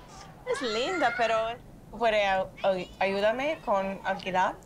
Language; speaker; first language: Spanish; non-native, learner; English